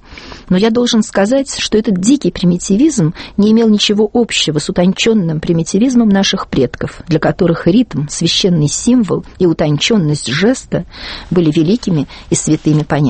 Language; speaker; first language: Russian; native; Russian